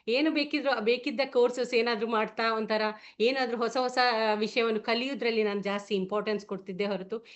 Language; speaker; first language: Kannada; native; Kannada